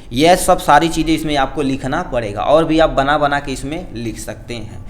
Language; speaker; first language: Hindi; native; Hindi